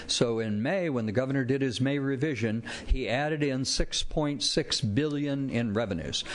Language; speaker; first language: English; native; English